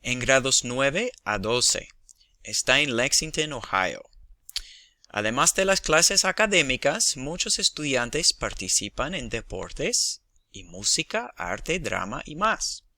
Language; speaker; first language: Spanish; non-native, fluent; English